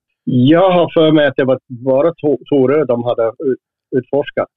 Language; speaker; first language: Swedish; non-native, fluent; English